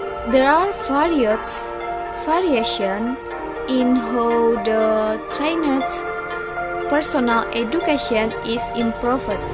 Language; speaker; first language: English; non-native, learner; Indonesian